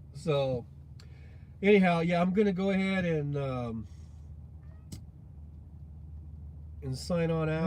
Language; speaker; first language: English; native; English